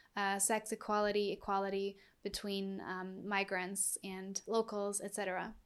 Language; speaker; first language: English; non-native, fluent; German